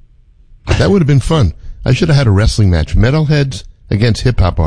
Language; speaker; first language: English; native; English